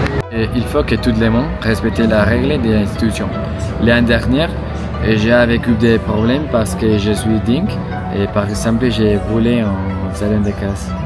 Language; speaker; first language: French; non-native, learner; Spanish